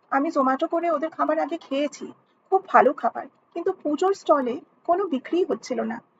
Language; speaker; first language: Bangla; early bilingual, heritage; Bangla